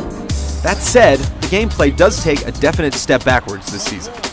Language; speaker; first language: English; native; English